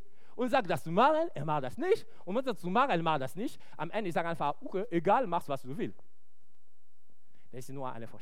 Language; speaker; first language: German; non-native, fluent; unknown